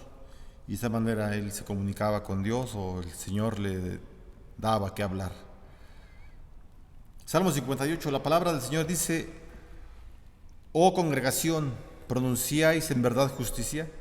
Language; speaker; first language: Spanish; native; Spanish